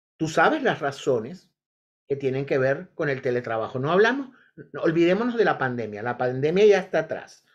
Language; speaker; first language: Spanish; native; Spanish